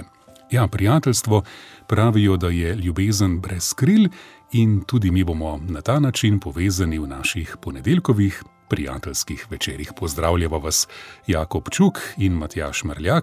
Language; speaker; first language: Slovenian; native; Slovenian